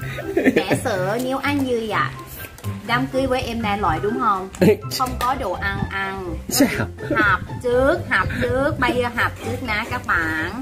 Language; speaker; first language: Vietnamese; non-native, learner; Thai